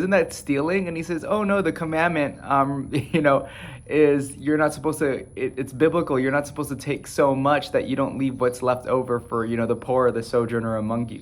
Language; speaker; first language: English; native; English